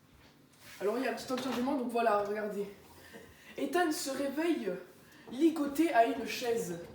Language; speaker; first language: French; native; French